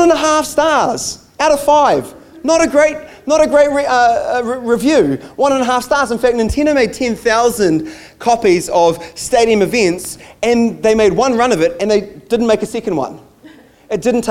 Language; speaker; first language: English; native; English